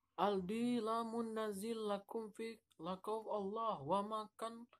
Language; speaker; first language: Arabic; non-native, learner; Indonesian